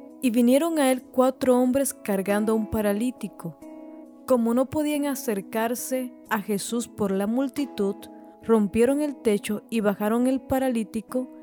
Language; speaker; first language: Spanish; native; Spanish